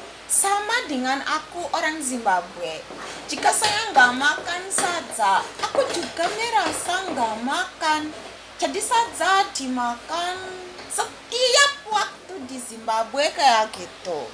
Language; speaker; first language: Indonesian; non-native, fluent; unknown